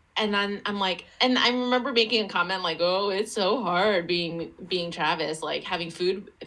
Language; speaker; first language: English; early bilingual, other home language; Chinese